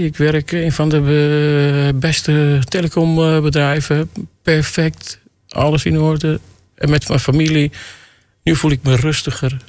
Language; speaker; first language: Dutch; non-native, fluent; Armenian